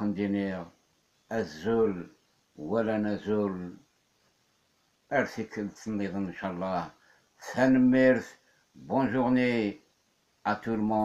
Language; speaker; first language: French; non-native, local second language; Kabyle